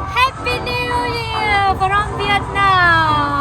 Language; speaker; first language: English; non-native, learner; Vietnamese